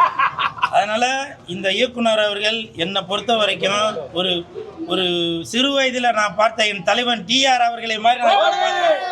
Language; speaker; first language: Tamil; native; Tamil